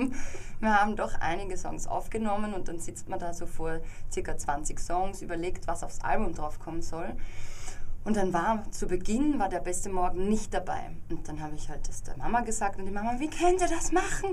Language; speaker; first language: German; native; German